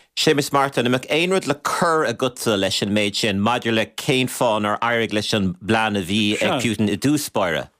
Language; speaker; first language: Irish; native; Irish